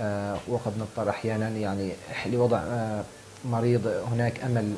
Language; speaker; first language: Arabic; native; Arabic